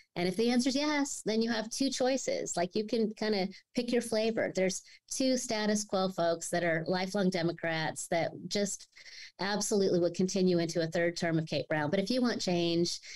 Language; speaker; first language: English; native; English